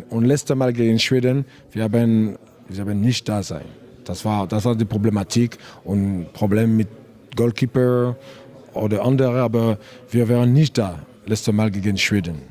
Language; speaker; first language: German; non-native, learner; French